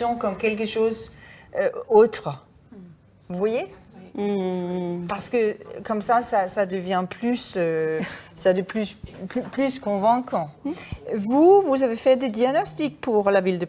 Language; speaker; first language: French; non-native, fluent; Danish